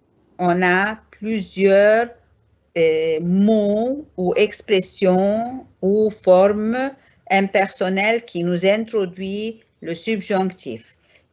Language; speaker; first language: French; non-native, fluent; Arabic